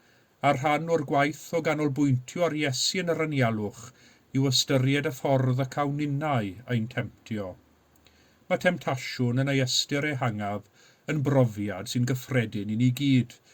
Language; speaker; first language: Welsh; native; Welsh